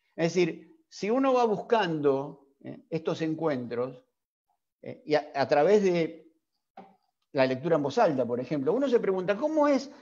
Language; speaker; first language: Spanish; native; Spanish